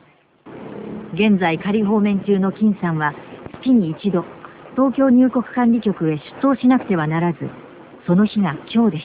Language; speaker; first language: Japanese; native; Japanese